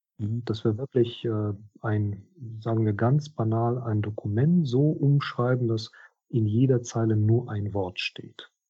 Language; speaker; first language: German; non-native, fluent; Russian